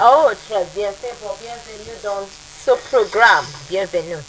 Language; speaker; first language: French; non-native, fluent; Yoruba